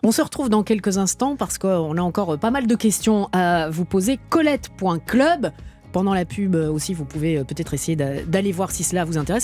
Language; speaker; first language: French; native; French